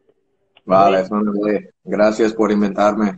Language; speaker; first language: Spanish; non-native, learner; English